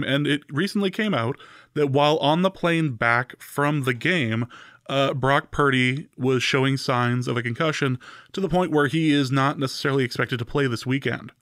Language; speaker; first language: English; native; English